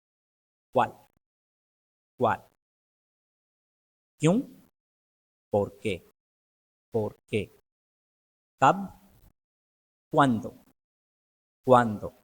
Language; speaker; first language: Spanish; non-native, fluent; Urdu